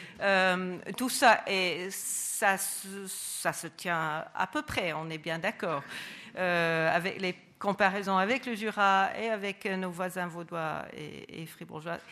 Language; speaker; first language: French; non-native, fluent; English